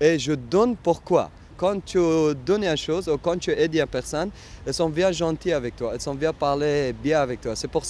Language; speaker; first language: French; non-native, learner; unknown